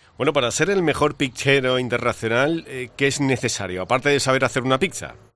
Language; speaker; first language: Spanish; native; Spanish